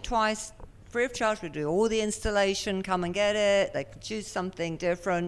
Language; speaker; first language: English; native; English